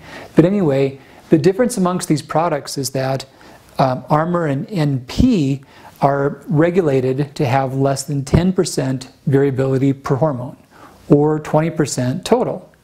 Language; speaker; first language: English; native; English